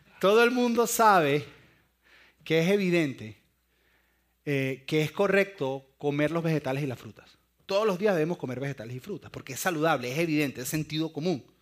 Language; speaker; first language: Spanish; native; Spanish